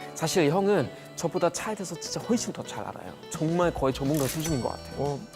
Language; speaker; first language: Korean; non-native, fluent; German